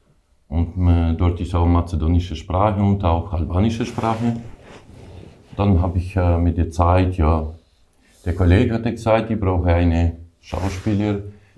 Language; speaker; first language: German; non-native, learner; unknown